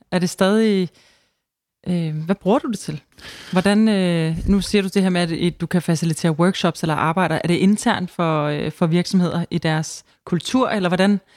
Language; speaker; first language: Danish; native; Danish